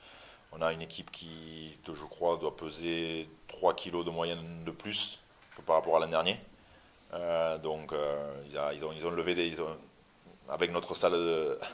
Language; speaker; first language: French; native; French